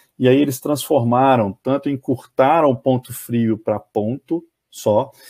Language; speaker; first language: Portuguese; native; Portuguese